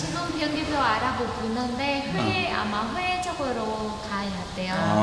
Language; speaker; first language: Korean; non-native, learner; Vietnamese